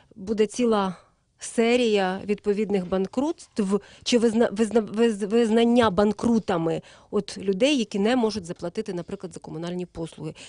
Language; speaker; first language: Ukrainian; native; Ukrainian